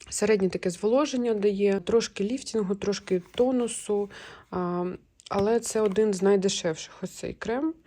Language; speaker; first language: Ukrainian; native; Ukrainian